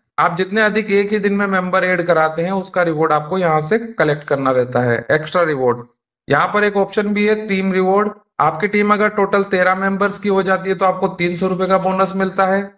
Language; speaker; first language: Hindi; native; Hindi